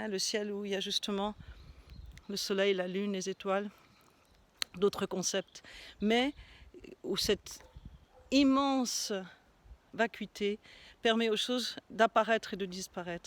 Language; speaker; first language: French; native; French